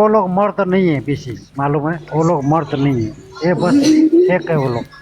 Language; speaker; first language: Hindi; non-native, learner; Nepali